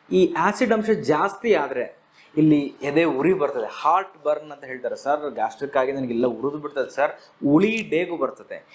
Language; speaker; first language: Kannada; native; Kannada